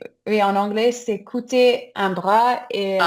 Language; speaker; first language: French; non-native, learner; English